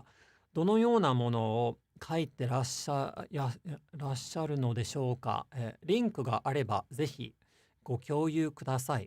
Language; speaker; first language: Japanese; non-native, fluent; English